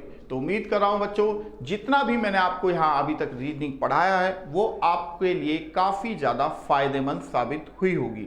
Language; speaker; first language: Hindi; native; Hindi